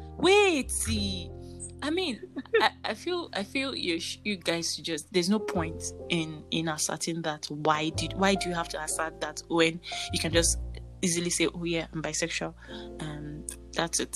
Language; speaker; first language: English; non-native, local second language; Yoruba